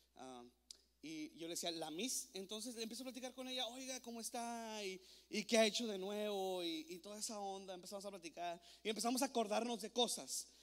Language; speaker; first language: Spanish; native; Spanish